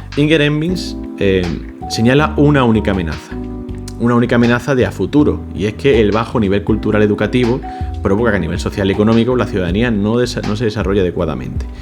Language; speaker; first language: Spanish; native; Spanish